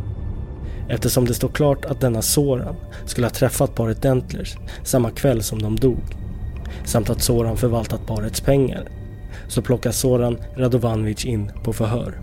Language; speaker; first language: Swedish; native; Swedish